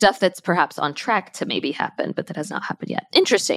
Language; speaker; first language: English; native; English